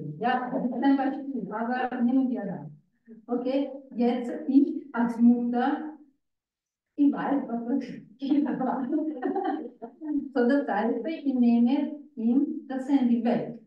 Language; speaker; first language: German; non-native, learner; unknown